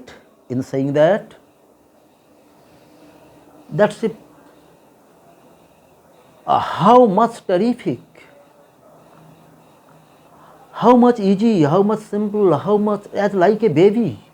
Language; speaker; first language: English; non-native, local second language; Bangla